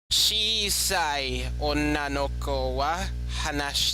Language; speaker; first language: Japanese; non-native, learner; English